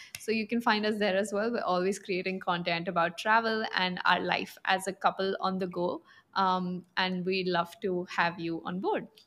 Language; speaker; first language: English; non-native, local second language; Punjabi